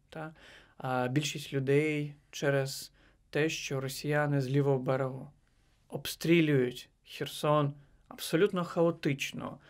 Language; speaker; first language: Ukrainian; non-native, local second language; Crimean Tatar